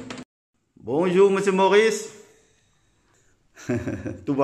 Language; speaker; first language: French; non-native, learner; Thai